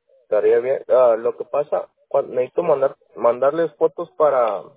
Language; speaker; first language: Spanish; native; Spanish